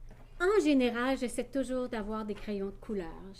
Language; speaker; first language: French; native; French